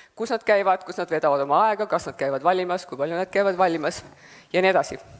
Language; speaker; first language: Estonian; native; Estonian